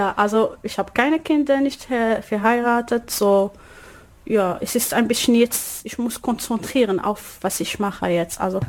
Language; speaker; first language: German; non-native, learner; Arabic